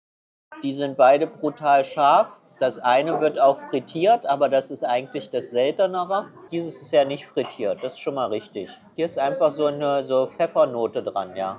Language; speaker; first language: German; non-native, fluent; Chinese